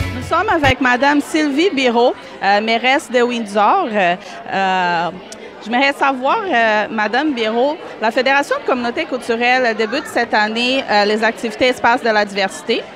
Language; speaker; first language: French; native; French